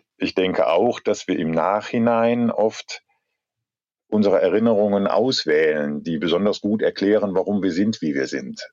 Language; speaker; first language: German; native; German